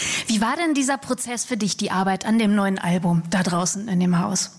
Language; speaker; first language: German; native; German